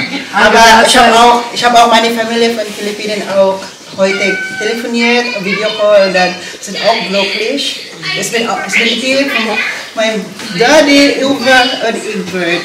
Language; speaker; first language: German; non-native, learner; Cebuano